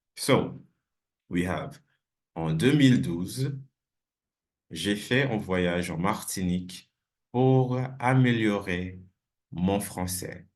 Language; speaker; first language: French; non-native, fluent; English